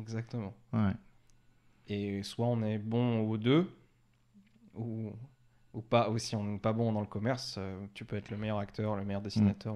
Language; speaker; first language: French; native; French